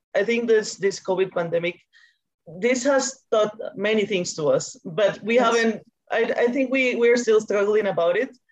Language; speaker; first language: English; non-native, fluent; Spanish